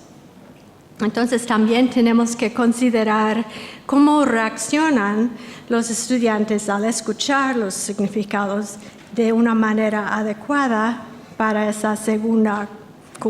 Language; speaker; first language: Spanish; non-native, fluent; English